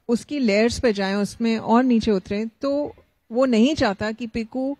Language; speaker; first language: Hindi; native; Hindi